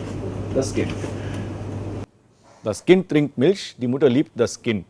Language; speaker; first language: German; non-native, fluent; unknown